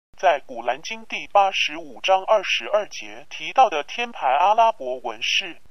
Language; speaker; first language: Chinese; non-native, local second language; Cantonese